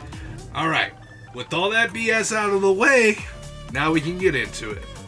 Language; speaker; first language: English; native; English